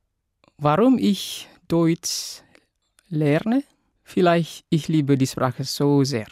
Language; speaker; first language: German; non-native, fluent; Indonesian